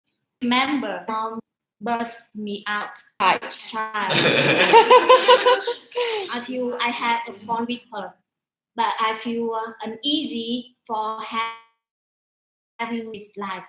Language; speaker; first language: English; non-native, learner; Vietnamese